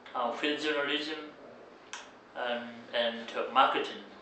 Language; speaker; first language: English; non-native, learner; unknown